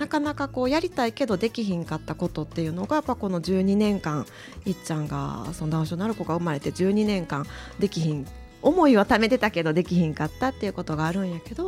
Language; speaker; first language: Japanese; native; Japanese